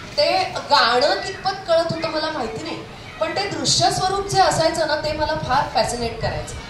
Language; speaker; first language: Marathi; non-native, local second language; Konkani